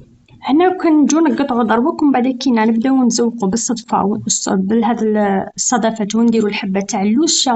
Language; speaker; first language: Arabic; native; Arabic